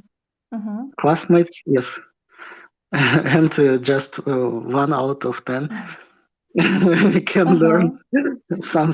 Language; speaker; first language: English; non-native, learner; Russian